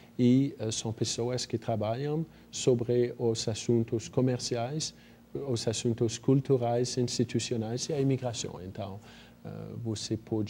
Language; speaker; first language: Portuguese; non-native, fluent; French